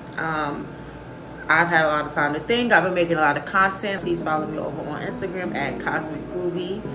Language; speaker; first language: English; native; English